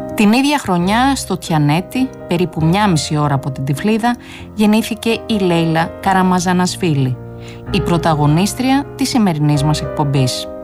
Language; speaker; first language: Greek; native; Greek